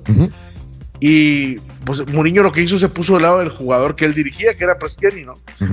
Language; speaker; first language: Spanish; native; Spanish